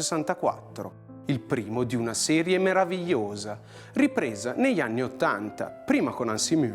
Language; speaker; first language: Italian; native; Italian